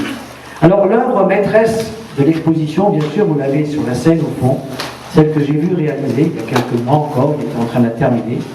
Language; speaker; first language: French; native; French